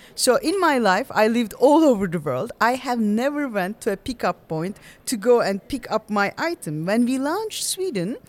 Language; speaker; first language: English; non-native, fluent; Turkish